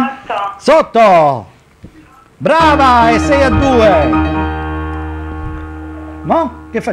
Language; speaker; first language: Italian; native; Italian